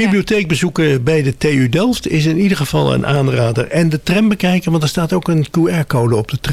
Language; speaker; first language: Dutch; native; Dutch